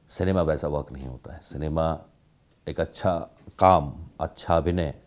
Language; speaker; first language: Hindi; native; Hindi